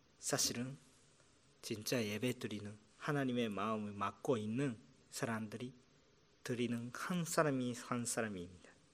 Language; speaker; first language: Korean; non-native, fluent; Japanese